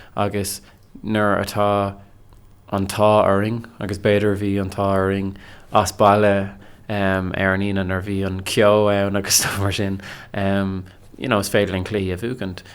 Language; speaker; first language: Irish; non-native, local second language; English